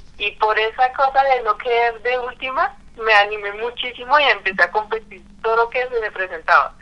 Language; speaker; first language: Spanish; non-native, fluent; French